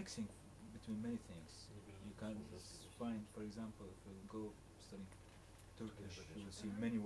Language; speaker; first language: English; non-native, learner; Arabic